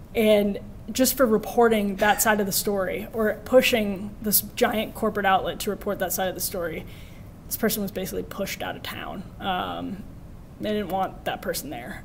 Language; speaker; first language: English; native; English